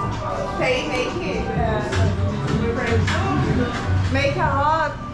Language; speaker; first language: English; non-native, learner; Portuguese